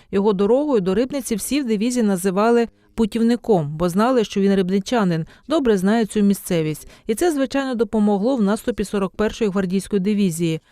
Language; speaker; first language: Ukrainian; native; Ukrainian